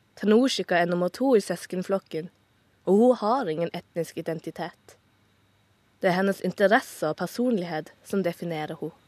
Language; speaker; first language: Norwegian; native; Norwegian